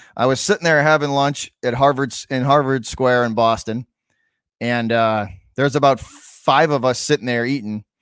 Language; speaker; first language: English; native; English